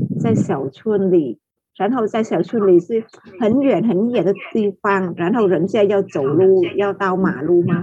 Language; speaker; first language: Chinese; non-native, fluent; Vietnamese